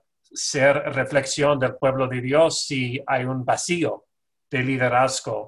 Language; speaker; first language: Spanish; non-native, fluent; English